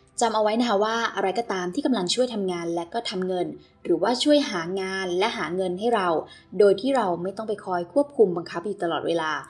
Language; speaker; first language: Thai; native; Thai